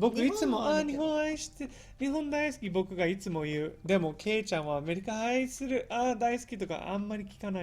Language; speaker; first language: Japanese; non-native, fluent; English